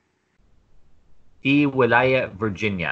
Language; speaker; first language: Arabic; non-native, learner; English